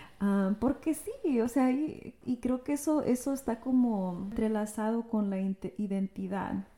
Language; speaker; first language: Spanish; early bilingual, heritage; Spanish